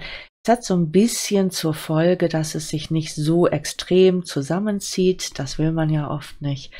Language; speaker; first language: German; native; German